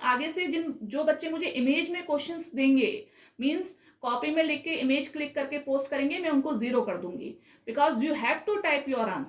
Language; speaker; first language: Hindi; native; Hindi